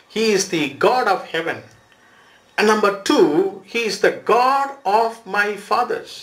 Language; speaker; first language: English; non-native, local second language; Tamil